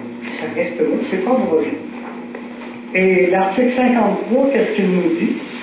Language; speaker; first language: French; native; French